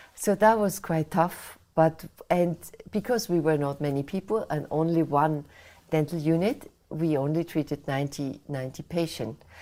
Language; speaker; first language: English; non-native, fluent; Swiss German